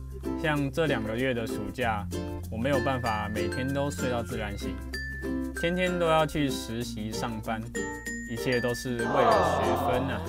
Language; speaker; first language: Chinese; native; Chinese